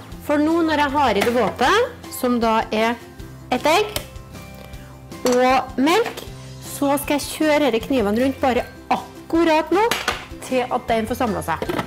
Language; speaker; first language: Norwegian; native; Norwegian